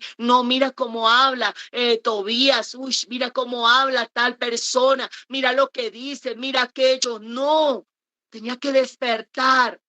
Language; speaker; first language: Spanish; native; Spanish